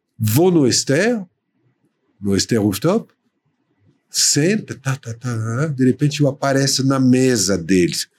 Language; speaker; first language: Portuguese; non-native, fluent; French